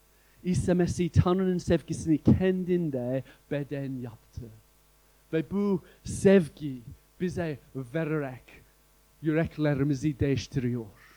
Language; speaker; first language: Turkish; non-native, fluent; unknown